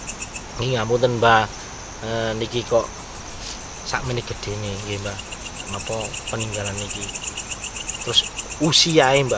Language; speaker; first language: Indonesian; non-native, local second language; Javanese